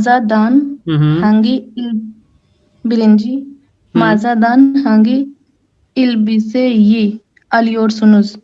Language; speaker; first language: Turkish; non-native, learner; Urdu